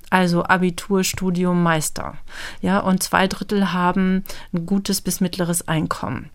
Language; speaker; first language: German; native; German